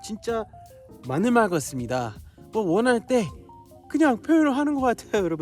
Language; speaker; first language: Korean; non-native, fluent; English